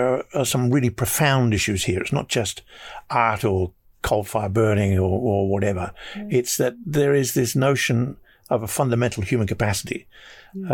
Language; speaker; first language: English; native; English